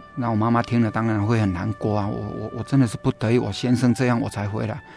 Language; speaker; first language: Chinese; native; Chinese